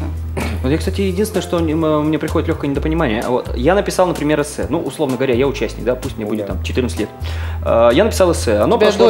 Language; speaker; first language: Russian; native; Russian